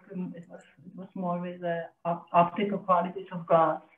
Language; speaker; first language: English; non-native, fluent; Czech